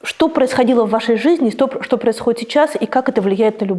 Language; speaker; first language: Russian; native; Russian